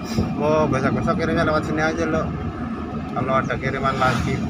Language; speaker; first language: Indonesian; non-native, local second language; Javanese